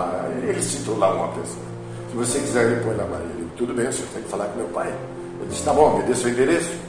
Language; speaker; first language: Portuguese; native; Portuguese